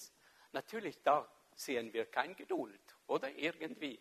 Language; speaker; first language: German; non-native, local second language; French